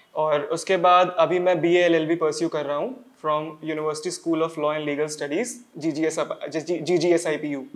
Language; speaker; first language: Hindi; native; Hindi